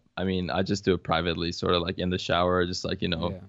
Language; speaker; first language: English; early bilingual, other home language; Arabic